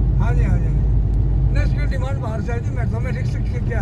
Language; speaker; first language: Hindi; native; Hindi